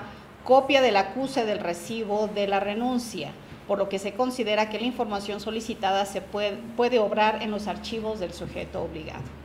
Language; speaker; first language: Spanish; native; Spanish